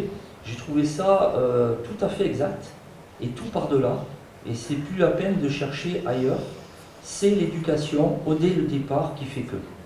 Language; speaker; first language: French; native; French